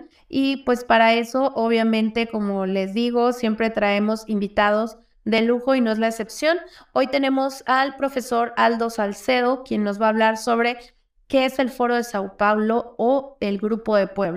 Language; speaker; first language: Spanish; native; Spanish